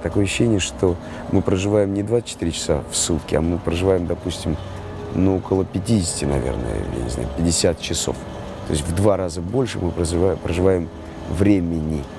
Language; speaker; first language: Russian; native; Russian